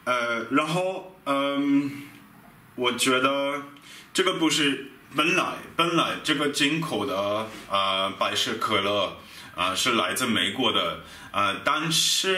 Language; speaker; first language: Chinese; non-native, fluent; German